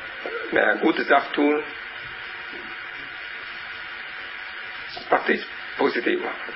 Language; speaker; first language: German; non-native, learner; Vietnamese